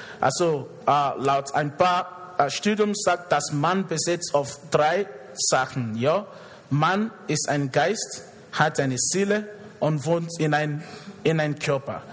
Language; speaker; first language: German; non-native, fluent; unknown